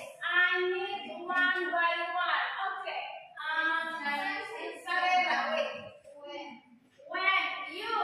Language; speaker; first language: English; non-native, fluent; Indonesian